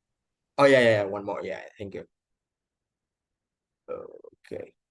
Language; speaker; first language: English; non-native, fluent; Vietnamese